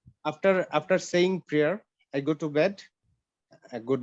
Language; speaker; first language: English; non-native, learner; Bangla